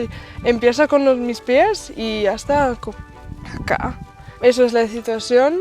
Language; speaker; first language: Spanish; non-native, fluent; German